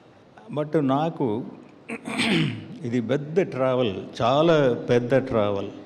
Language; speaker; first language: Telugu; non-native, learner; Tamil